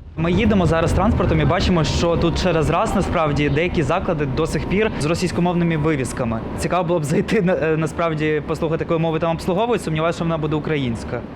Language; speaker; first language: Ukrainian; non-native, local second language; Russian